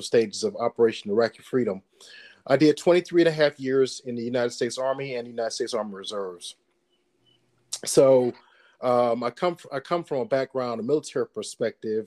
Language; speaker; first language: English; native; English